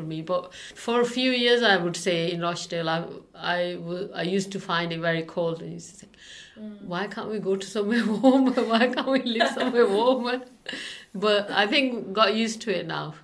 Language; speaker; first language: English; non-native, local second language; Urdu